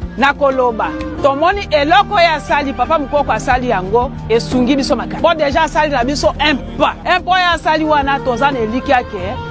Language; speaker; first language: Lingala; native; Lingala